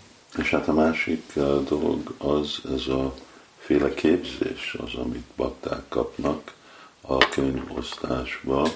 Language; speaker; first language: Hungarian; non-native, fluent; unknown